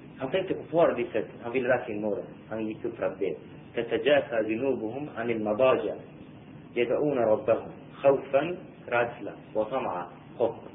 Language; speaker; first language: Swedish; non-native, fluent; Arabic